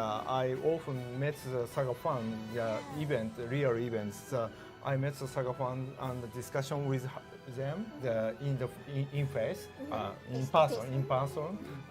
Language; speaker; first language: English; non-native, learner; Japanese